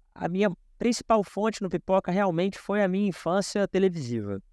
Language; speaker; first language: Portuguese; native; Portuguese